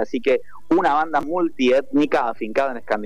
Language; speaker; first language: Spanish; native; Spanish